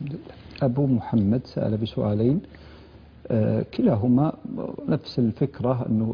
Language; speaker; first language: Arabic; native; Arabic